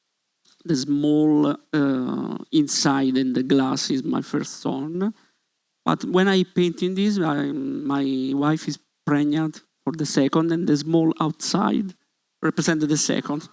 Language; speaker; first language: English; non-native, learner; Italian